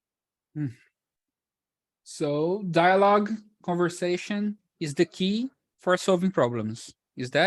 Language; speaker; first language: English; non-native, fluent; Portuguese